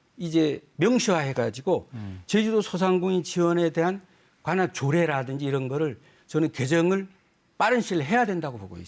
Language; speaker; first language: Korean; native; Korean